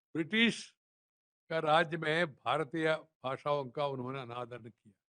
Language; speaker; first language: Hindi; non-native, local second language; Telugu